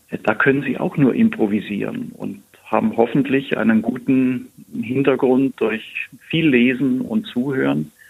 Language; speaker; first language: German; native; German